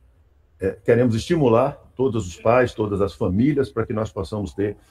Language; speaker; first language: Portuguese; native; Portuguese